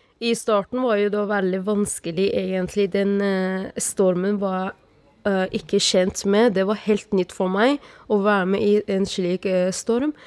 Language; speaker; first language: Norwegian; non-native, fluent; Persian